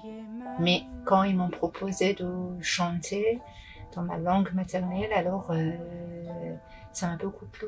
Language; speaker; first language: French; non-native, fluent; Persian